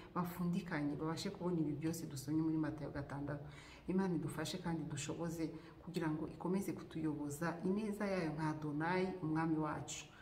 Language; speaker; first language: Kinyarwanda; native; Kinyarwanda